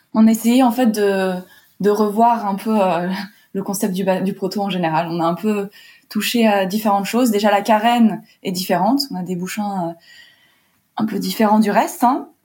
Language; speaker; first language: French; early bilingual, heritage; French